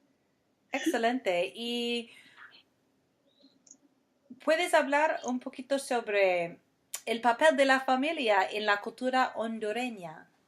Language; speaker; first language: Spanish; non-native, fluent; English